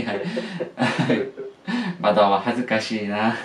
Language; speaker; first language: Japanese; non-native, fluent; Korean